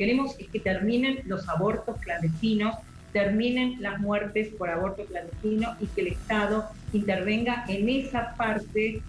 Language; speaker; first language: Spanish; native; Spanish